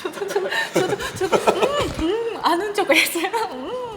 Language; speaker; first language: Korean; non-native, learner; Japanese